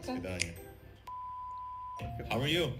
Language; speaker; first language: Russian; non-native, learner; Indonesian